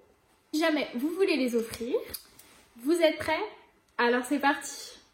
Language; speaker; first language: French; native; French